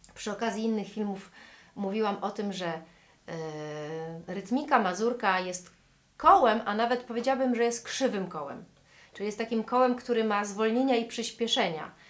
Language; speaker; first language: Polish; native; Polish